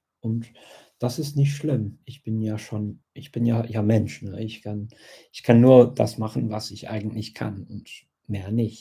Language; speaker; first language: German; non-native, fluent; English